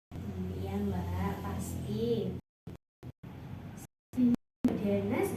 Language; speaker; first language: Indonesian; native; Indonesian